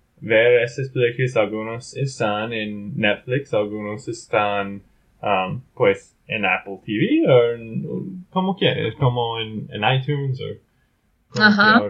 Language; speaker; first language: Spanish; non-native, learner; English